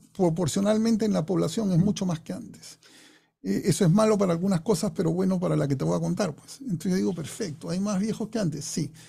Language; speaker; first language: Spanish; non-native, fluent; English